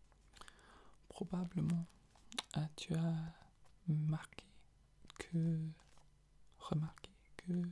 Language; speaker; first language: French; non-native, fluent; English